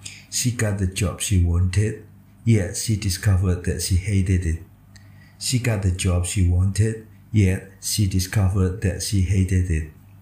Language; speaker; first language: English; non-native, fluent; Indonesian